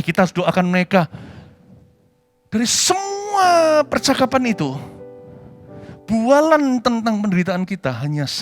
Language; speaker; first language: Indonesian; native; Indonesian